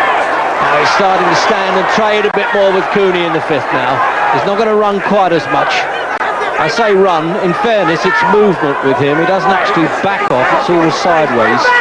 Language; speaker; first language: English; native; English